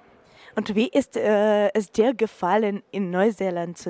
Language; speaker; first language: German; non-native, learner; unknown